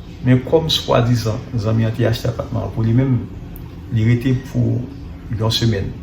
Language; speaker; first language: French; non-native, local second language; Haitian Creole